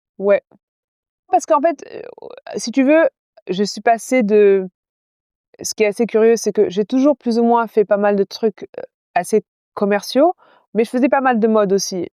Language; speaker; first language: French; non-native, local second language; Arabic